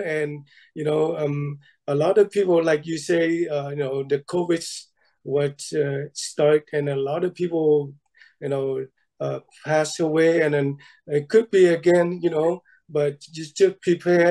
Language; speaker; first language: English; non-native, fluent; Vietnamese